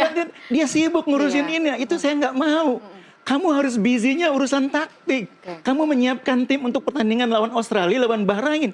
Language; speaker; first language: Indonesian; native; Indonesian